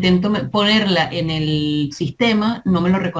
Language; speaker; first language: Spanish; native; Spanish